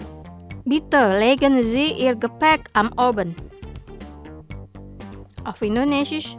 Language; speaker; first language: German; non-native, fluent; Indonesian